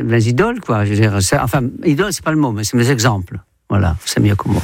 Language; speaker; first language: French; non-native, fluent; Dutch